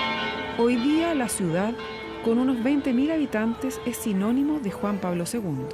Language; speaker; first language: Spanish; native; Spanish